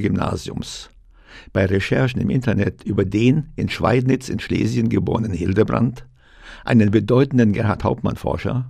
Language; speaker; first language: German; native; German